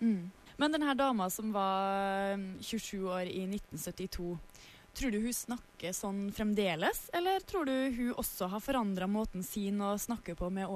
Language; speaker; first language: Norwegian; native; Norwegian